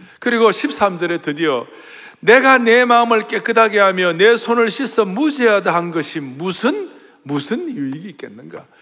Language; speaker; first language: Korean; native; Korean